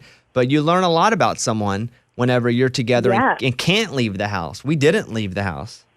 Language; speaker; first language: English; native; English